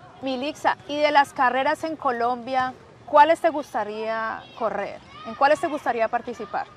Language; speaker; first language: Spanish; native; Spanish